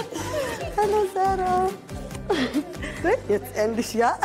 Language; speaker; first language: German; non-native, learner; Somali